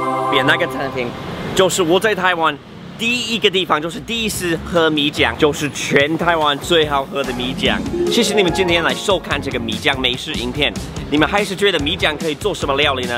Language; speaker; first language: Chinese; non-native, fluent; English